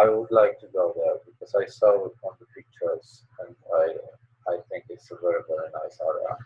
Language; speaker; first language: English; non-native, learner; Polish